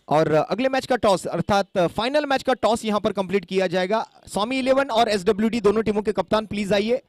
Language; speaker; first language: Hindi; non-native, local second language; Marathi